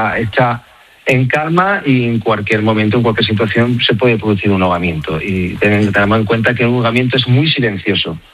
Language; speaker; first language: Spanish; native; Spanish